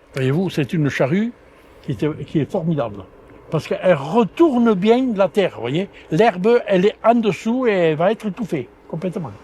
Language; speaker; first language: French; native; French